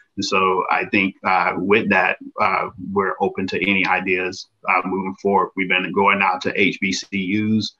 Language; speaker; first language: English; native; English